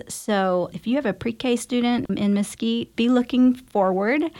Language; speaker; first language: English; native; English